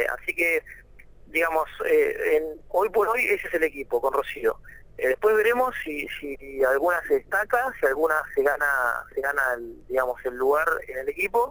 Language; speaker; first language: Spanish; native; Spanish